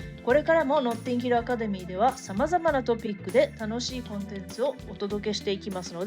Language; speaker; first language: Japanese; native; Japanese